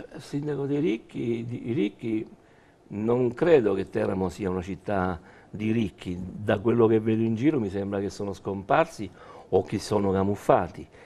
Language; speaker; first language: Italian; native; Italian